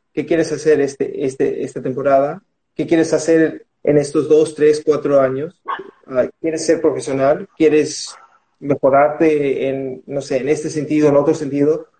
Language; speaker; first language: Spanish; early bilingual, heritage; Spanish